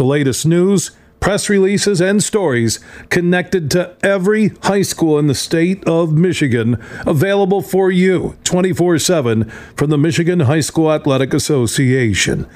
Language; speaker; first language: English; native; English